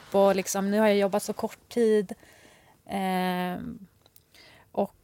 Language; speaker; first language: Swedish; early bilingual, other home language; Persian